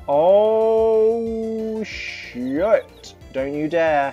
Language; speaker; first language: English; native; English